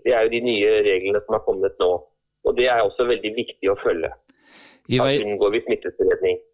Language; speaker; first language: Norwegian; native; Norwegian